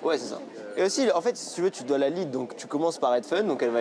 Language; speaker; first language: French; native; French